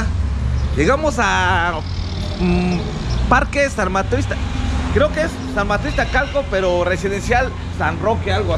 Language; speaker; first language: Spanish; native; Spanish